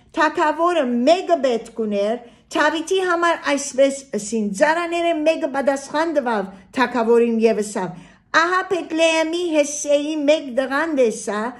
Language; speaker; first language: Armenian; early bilingual, heritage; Armenian